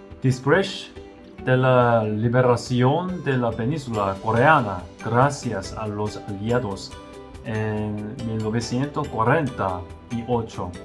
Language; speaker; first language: Spanish; non-native, learner; Korean